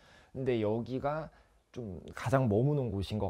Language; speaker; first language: Korean; native; Korean